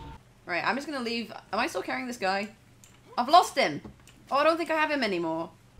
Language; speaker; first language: English; native; English